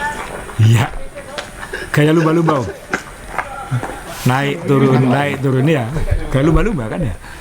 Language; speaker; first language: Indonesian; native; Indonesian